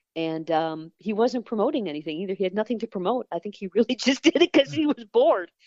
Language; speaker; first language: English; native; English